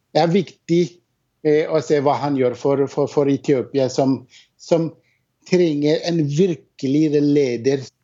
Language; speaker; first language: Norwegian; non-native, fluent; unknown